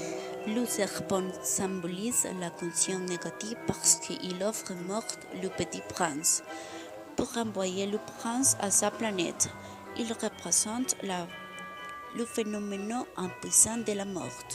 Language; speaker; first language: French; non-native, learner; Spanish